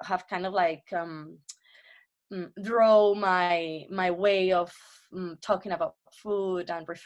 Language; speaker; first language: English; non-native, fluent; Spanish